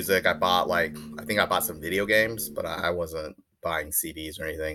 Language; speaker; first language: English; early bilingual, other home language; Chinese